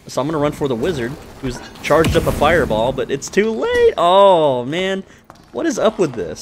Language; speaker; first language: English; native; English